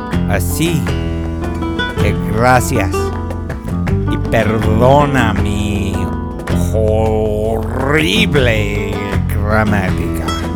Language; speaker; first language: Spanish; early bilingual, other home language; English